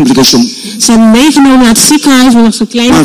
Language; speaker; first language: Dutch; non-native, local second language; Papiamento